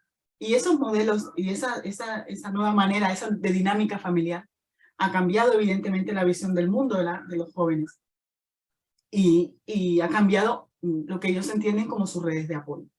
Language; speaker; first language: Spanish; native; Spanish